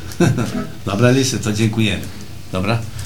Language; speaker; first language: Polish; early bilingual, heritage; Portuguese